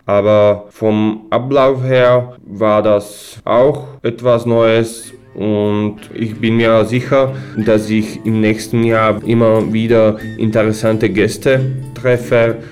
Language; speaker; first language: German; non-native, fluent; Slovak